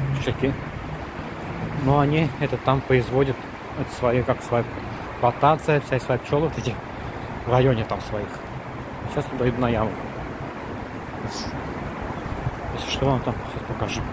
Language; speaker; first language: Russian; non-native, learner; Azerbaijani